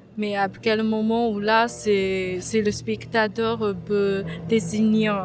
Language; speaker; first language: French; non-native, fluent; Chinese